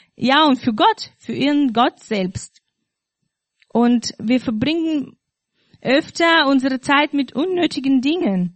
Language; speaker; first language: German; non-native, fluent; Russian